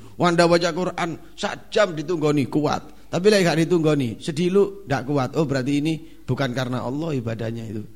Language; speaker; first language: Indonesian; non-native, local second language; Javanese